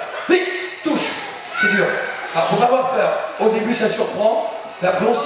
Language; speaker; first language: French; native; French